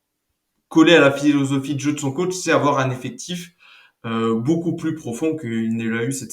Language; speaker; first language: French; native; French